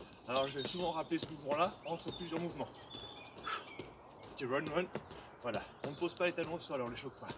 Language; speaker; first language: French; native; French